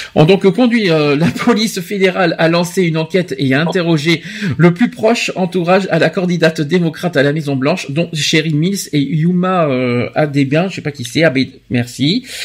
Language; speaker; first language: French; native; French